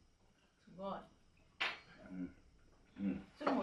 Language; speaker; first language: Japanese; non-native, learner; Arabic